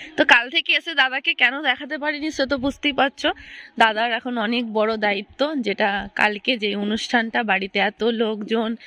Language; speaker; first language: Bangla; native; Bangla